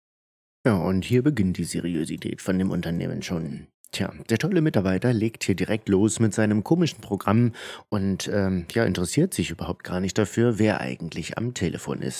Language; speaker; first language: German; native; German